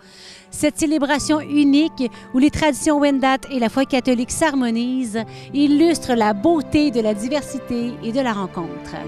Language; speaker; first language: French; native; French